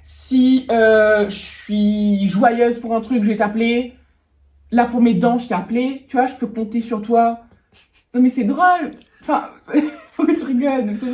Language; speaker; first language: French; native; French